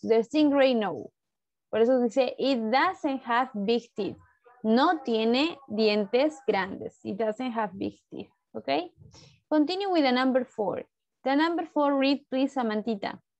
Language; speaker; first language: English; non-native, fluent; Spanish